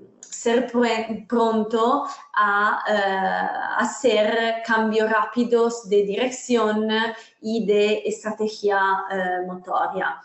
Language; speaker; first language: Spanish; non-native, fluent; Italian